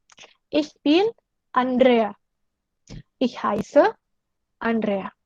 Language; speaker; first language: German; non-native, learner; Indonesian